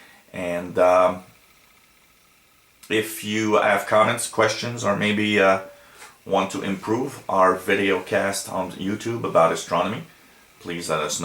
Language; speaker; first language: English; non-native, local second language; French